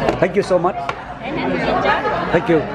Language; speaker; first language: English; non-native, local second language; Vietnamese